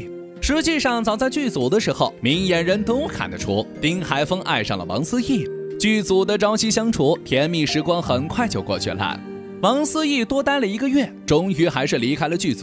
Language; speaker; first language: Chinese; native; Chinese